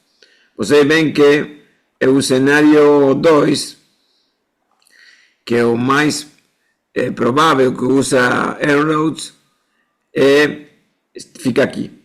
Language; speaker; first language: Portuguese; non-native, fluent; Spanish